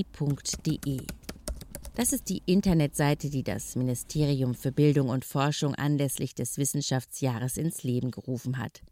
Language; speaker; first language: German; native; German